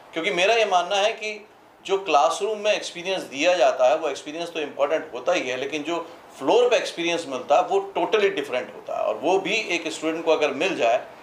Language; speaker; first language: Hindi; native; Hindi